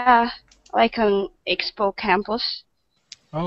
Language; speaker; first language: English; non-native, learner; Indonesian